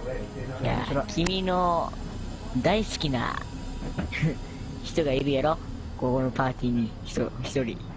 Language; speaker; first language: Japanese; native; Japanese